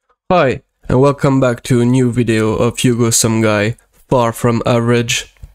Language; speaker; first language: English; non-native, fluent; French